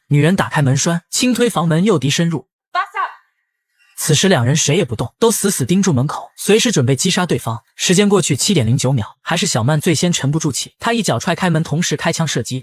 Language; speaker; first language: Chinese; native; Chinese